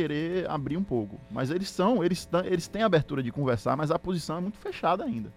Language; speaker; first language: Portuguese; native; Portuguese